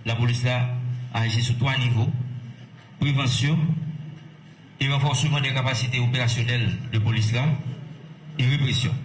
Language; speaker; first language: French; non-native, local second language; Haitian Creole